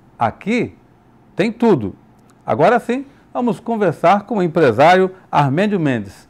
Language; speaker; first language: Portuguese; native; Portuguese